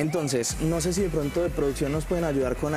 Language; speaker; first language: Spanish; native; Spanish